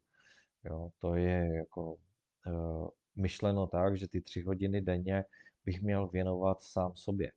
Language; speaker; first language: Czech; native; Czech